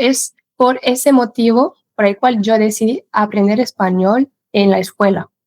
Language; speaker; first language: Spanish; non-native, fluent; French